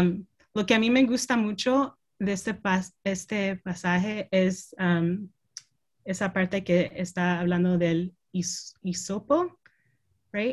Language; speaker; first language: Spanish; early bilingual, heritage; Spanish